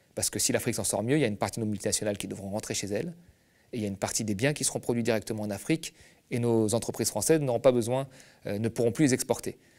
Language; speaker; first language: French; native; French